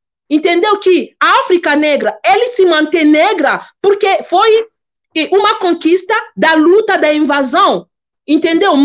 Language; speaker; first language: Portuguese; non-native, fluent; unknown